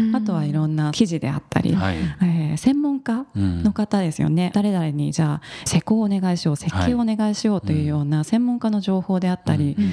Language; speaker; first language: Japanese; early bilingual, other home language; English